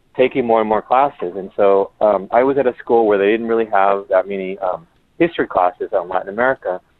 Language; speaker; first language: English; early bilingual, other home language; Spanish